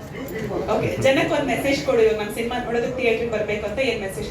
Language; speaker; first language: Kannada; native; Kannada